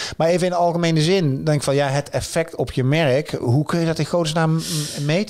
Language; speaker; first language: Dutch; native; Dutch